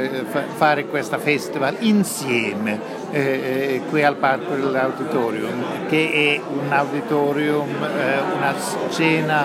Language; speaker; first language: Italian; non-native, fluent; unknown